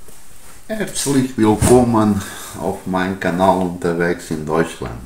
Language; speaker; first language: German; non-native, learner; Portuguese